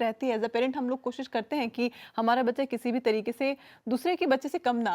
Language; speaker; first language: Hindi; native; Hindi